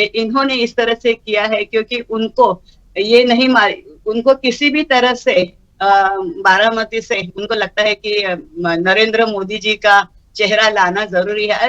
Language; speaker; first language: Hindi; non-native, local second language; Marathi